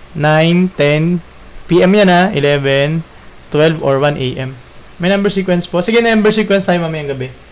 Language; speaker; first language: Filipino; native; Filipino